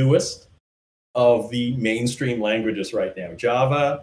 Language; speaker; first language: English; native; English